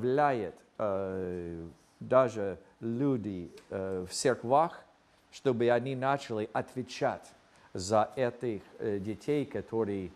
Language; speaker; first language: Russian; non-native, fluent; English